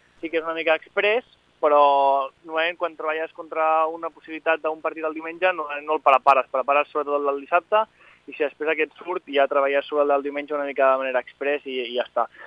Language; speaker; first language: Catalan; native; Catalan